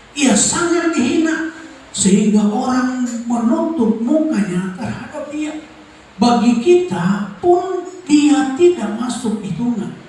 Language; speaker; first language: Indonesian; native; Indonesian